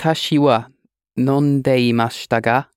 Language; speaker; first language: Japanese; non-native, learner; English